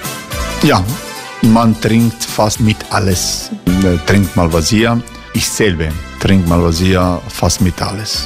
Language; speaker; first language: German; non-native, learner; Croatian